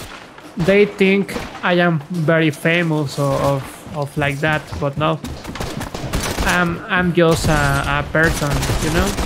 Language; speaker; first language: English; non-native, learner; Spanish